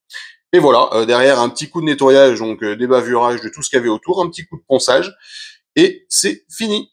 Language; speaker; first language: French; native; French